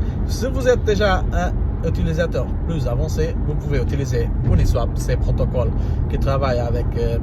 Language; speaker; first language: French; non-native, learner; Portuguese